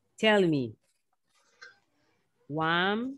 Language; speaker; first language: English; non-native, fluent; Spanish